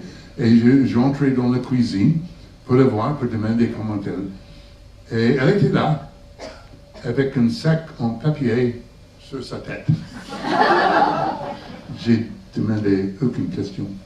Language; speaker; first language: French; non-native, learner; English